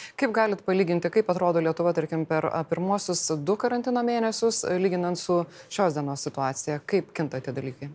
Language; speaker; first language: Lithuanian; native; Lithuanian